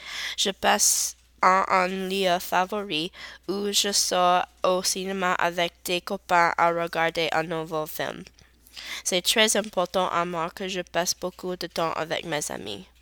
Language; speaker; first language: French; non-native, learner; English